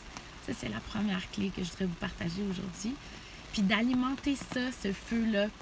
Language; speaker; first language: French; native; French